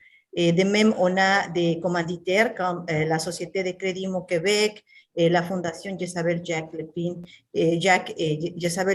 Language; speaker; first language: French; non-native, fluent; Spanish